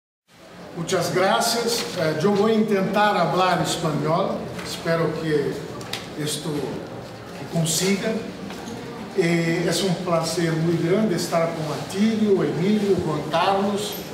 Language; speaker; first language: Spanish; non-native, fluent; Portuguese